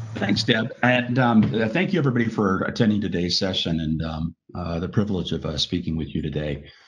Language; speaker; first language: English; native; English